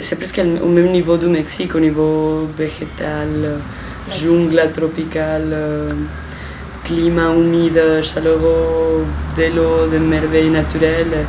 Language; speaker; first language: French; non-native, fluent; Spanish